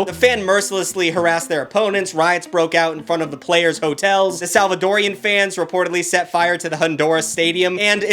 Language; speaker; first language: English; native; English